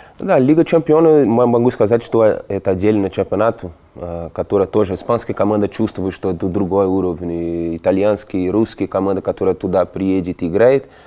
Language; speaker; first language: Russian; non-native, fluent; Portuguese